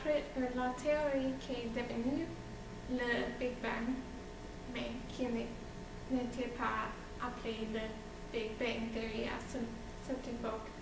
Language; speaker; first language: French; non-native, learner; English